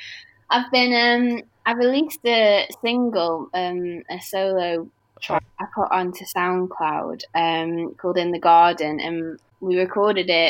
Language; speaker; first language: English; native; English